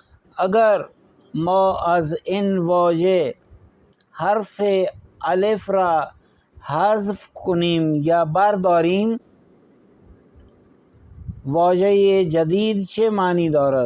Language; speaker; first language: Persian; non-native, fluent; Urdu